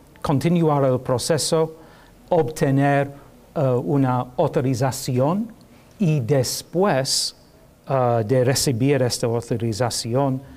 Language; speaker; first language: Spanish; non-native, learner; English